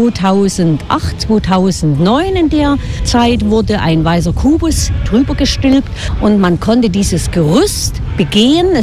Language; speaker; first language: German; native; German